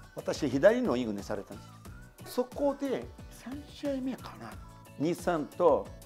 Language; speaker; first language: Japanese; non-native, fluent; Portuguese